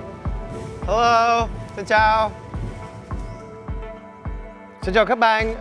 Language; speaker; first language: Vietnamese; non-native, fluent; English